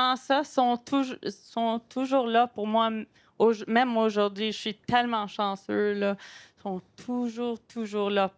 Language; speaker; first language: French; non-native, local second language; English